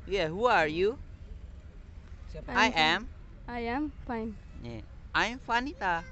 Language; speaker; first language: English; non-native, learner; Indonesian